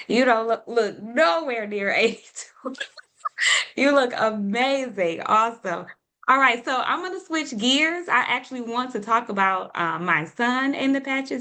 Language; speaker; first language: English; native; English